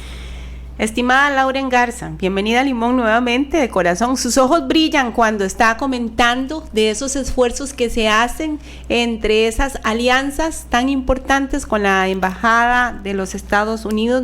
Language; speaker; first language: Spanish; native; Spanish